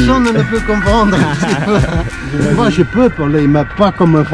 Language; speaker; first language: French; non-native, learner; Dutch